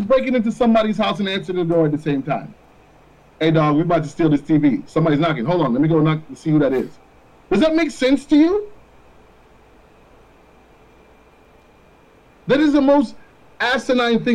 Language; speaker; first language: English; non-native, local second language; Jamaican Creole English